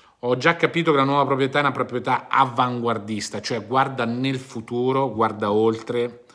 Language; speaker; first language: Italian; native; Italian